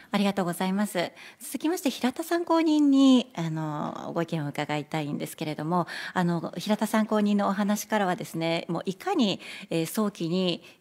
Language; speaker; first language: Japanese; native; Japanese